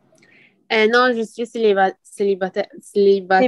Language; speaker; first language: French; non-native, learner; Arabic